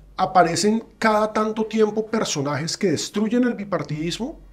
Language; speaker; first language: Spanish; native; Spanish